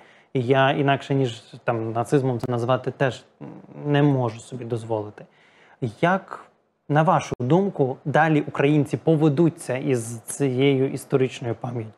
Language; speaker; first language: Ukrainian; native; Ukrainian